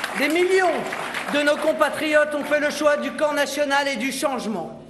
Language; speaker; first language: French; native; French